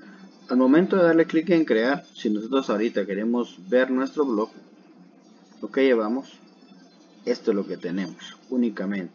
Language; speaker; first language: Spanish; native; Spanish